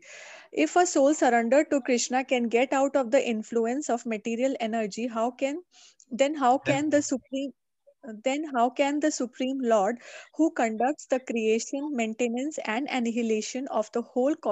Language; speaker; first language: English; non-native, local second language; Hindi